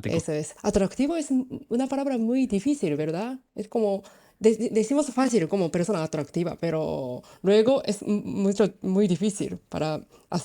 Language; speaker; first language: Spanish; non-native, learner; Japanese